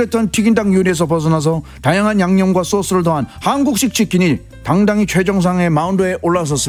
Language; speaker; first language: Korean; native; Korean